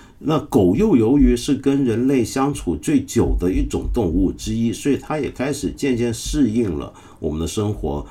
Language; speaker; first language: Chinese; non-native, local second language; Cantonese